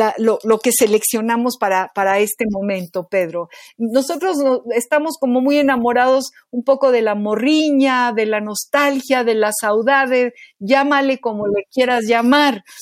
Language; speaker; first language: Spanish; native; Spanish